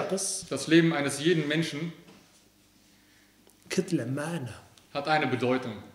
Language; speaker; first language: German; early bilingual, other home language; Aramaic